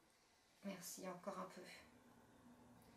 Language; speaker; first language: French; native; French